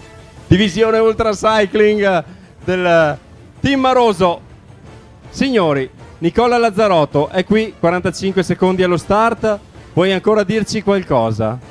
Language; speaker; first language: Italian; native; Italian